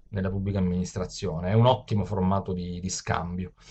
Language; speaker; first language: Italian; native; Italian